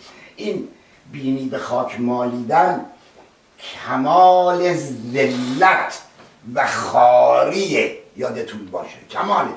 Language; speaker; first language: Persian; native; Persian